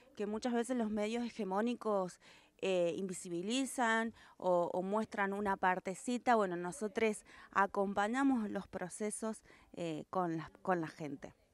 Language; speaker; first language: Spanish; native; Spanish